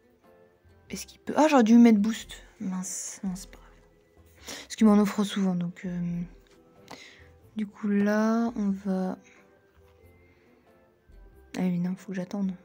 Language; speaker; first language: French; native; French